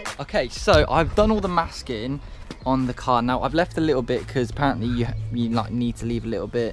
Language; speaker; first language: English; native; English